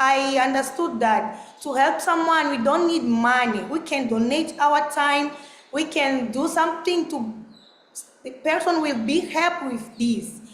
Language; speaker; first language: English; non-native, learner; Portuguese